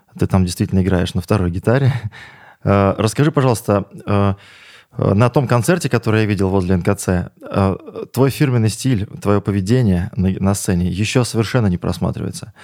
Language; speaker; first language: Russian; native; Russian